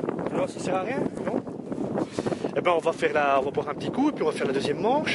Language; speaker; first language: French; native; French